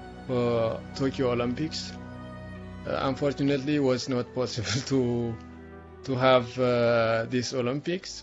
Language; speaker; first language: English; non-native, learner; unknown